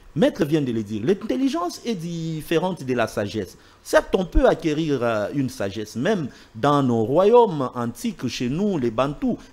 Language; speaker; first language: French; non-native, local second language; Swahili